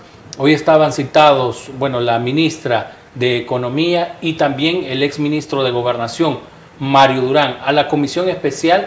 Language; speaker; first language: Spanish; native; Spanish